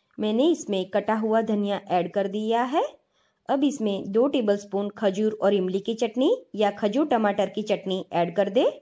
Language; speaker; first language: Hindi; non-native, local second language; Gujarati